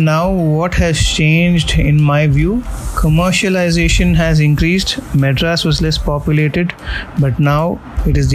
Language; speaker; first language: English; non-native, local second language; Tamil